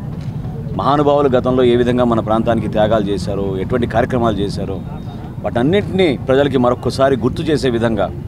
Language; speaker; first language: Telugu; native; Telugu